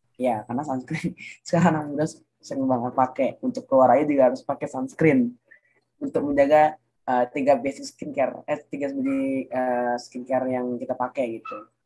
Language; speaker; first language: Indonesian; native; Indonesian